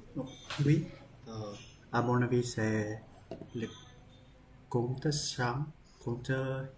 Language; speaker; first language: French; non-native, learner; Vietnamese